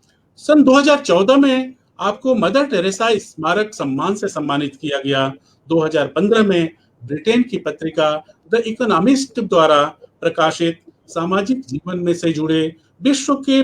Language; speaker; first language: Hindi; native; Hindi